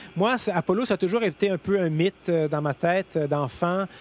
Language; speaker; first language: French; native; French